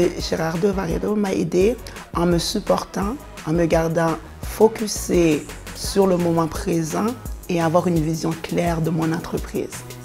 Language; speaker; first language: French; non-native, local second language; Haitian Creole